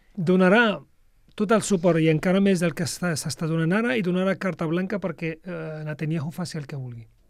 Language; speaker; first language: Catalan; non-native, fluent; Arabic